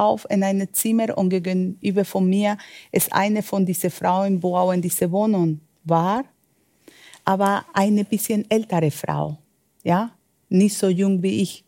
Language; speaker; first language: German; non-native, learner; Spanish